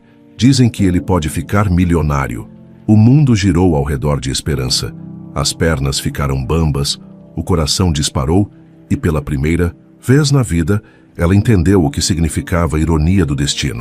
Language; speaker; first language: Portuguese; native; Portuguese